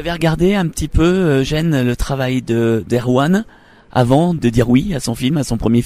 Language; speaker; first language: French; native; French